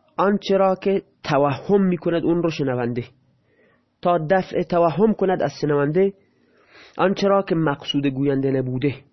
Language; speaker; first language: Persian; non-native, local second language; Baluchi